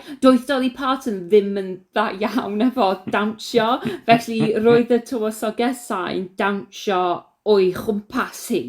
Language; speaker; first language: Welsh; non-native, learner; English